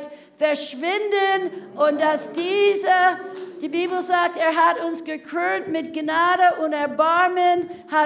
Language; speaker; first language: German; non-native, fluent; English